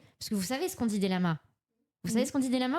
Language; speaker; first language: French; native; French